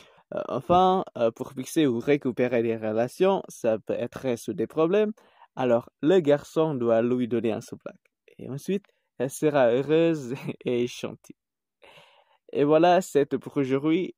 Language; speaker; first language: French; non-native, fluent; Indonesian